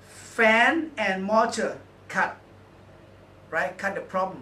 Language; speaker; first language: English; non-native, learner; Thai